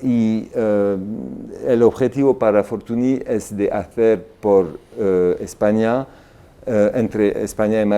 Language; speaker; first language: Spanish; non-native, fluent; French